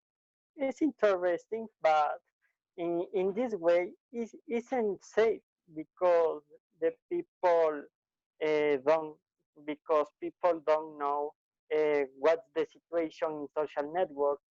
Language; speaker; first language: English; non-native, learner; Spanish